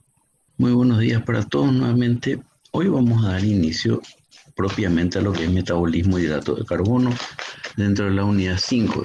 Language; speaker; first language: Spanish; native; Spanish